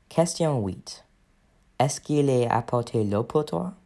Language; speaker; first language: French; non-native, learner; English